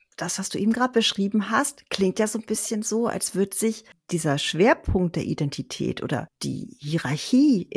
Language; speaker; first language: German; native; German